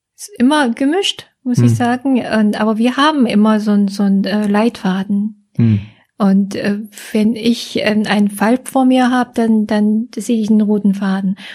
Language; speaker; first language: German; non-native, fluent; Korean